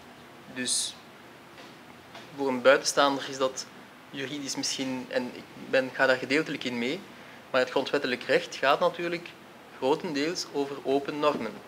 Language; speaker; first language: Dutch; native; Dutch